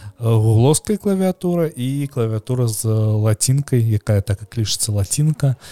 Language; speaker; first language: Belarusian; non-native, local second language; Russian